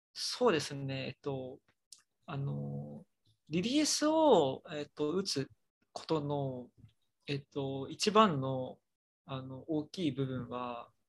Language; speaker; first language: Japanese; native; Japanese